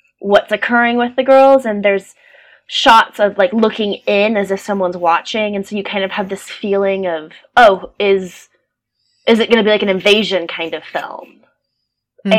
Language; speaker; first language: English; native; English